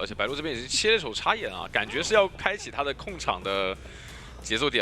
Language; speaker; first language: Chinese; native; Chinese